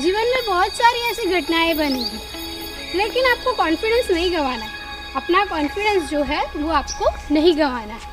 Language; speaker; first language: Hindi; non-native, local second language; Gujarati